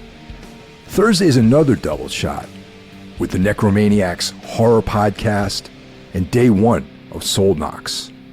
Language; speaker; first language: English; native; English